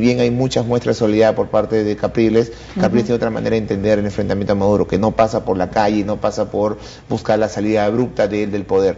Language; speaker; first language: Spanish; native; Spanish